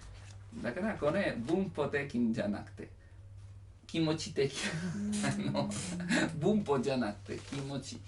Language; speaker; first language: Japanese; non-native, learner; Italian